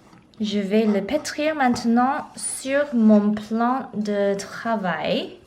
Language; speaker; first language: French; non-native, learner; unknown